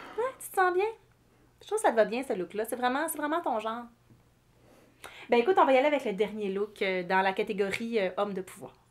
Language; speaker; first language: French; native; French